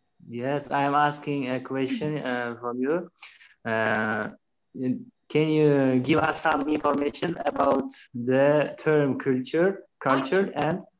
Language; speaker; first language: English; non-native, learner; Uzbek